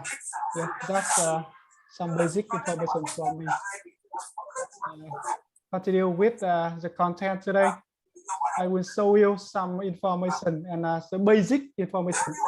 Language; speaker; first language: English; non-native, learner; Vietnamese